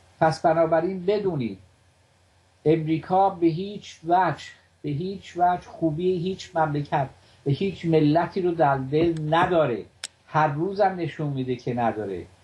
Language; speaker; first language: Persian; native; Persian